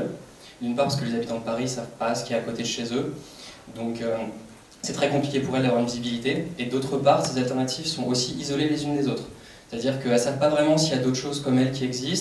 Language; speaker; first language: French; native; French